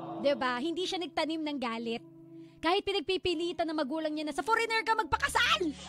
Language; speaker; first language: Filipino; native; Filipino